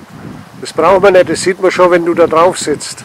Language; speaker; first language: German; native; German